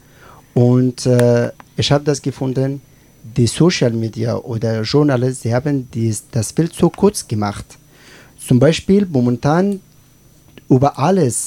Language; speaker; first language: German; non-native, learner; Persian